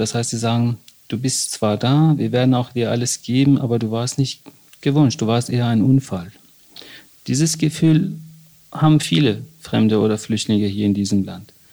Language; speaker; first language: German; non-native, fluent; Persian